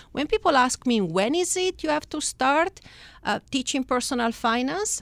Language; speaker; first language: English; non-native, fluent; Italian